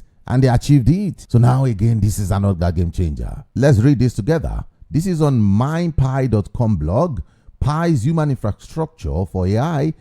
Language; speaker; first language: English; non-native, local second language; Yoruba